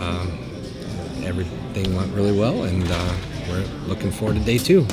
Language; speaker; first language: English; native; English